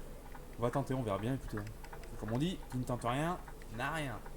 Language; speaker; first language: French; native; French